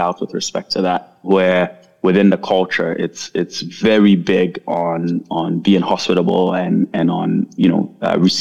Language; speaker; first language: English; non-native, local second language; Akan